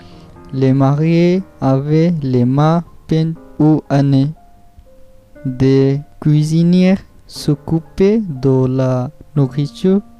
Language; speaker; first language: French; non-native, learner; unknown